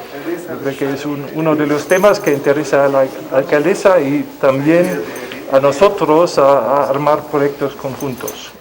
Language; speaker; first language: Spanish; non-native, fluent; German